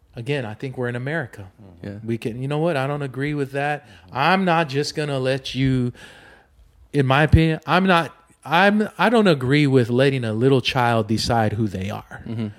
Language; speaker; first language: English; native; English